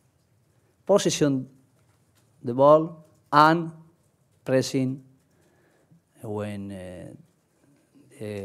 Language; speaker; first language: English; non-native, learner; Spanish